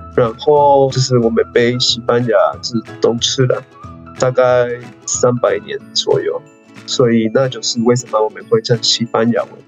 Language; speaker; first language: Chinese; non-native, fluent; Spanish